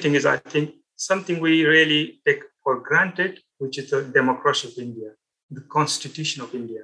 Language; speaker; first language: English; non-native, local second language; Marathi